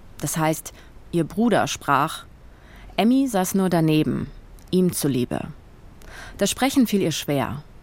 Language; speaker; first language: German; native; German